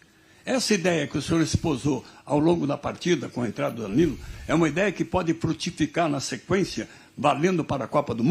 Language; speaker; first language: Portuguese; native; Portuguese